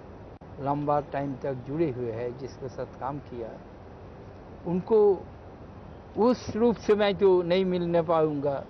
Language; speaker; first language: Hindi; non-native, local second language; Bangla